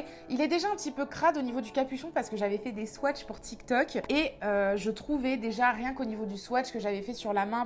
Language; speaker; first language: French; native; French